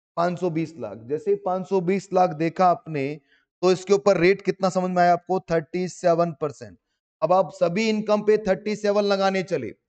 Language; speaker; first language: Hindi; native; Hindi